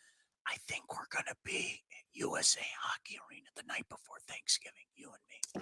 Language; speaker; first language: English; native; English